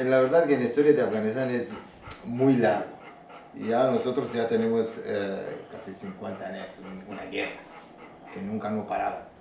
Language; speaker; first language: Spanish; non-native, learner; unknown